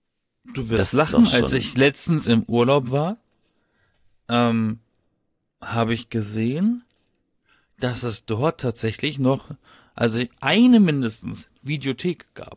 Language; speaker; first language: German; native; German